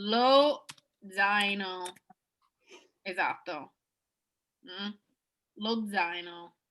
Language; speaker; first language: Italian; non-native, fluent; English